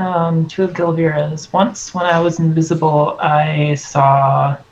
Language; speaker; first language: English; native; English